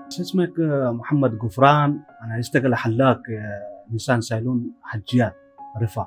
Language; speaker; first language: Arabic; non-native, learner; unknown